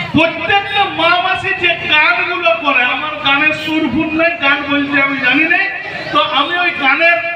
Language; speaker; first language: Bangla; native; Bangla